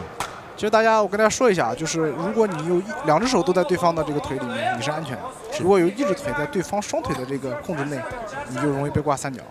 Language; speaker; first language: Chinese; native; Chinese